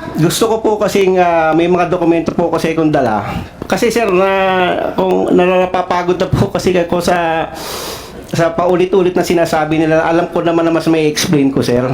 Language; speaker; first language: Filipino; non-native, local second language; Cebuano